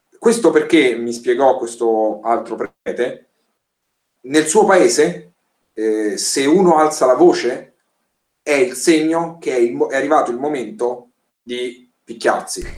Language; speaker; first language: Italian; native; Italian